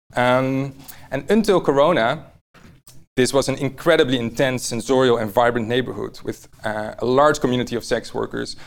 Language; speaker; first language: English; non-native, fluent; Dutch